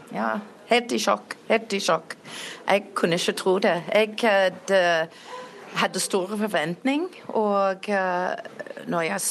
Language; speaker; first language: Norwegian; non-native, learner; English